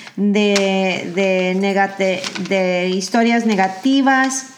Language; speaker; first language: Spanish; early bilingual, heritage; Spanish